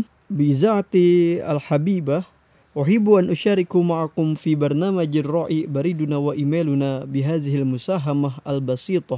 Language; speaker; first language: Arabic; non-native, learner; Indonesian